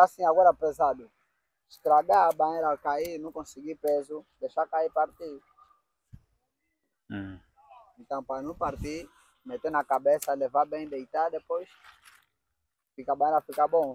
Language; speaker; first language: Portuguese; non-native, learner; Vietnamese